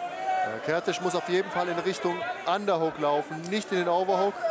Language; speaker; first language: German; native; German